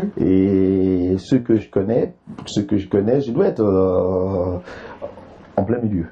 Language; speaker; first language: French; early bilingual, other home language; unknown